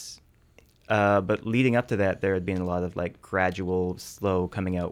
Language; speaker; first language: English; native; English